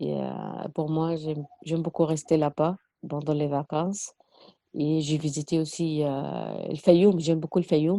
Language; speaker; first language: French; non-native, learner; Arabic